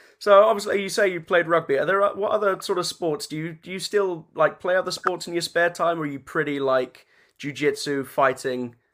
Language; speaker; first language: English; native; English